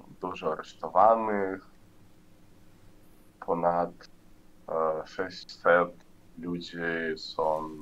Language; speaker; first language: Polish; non-native, learner; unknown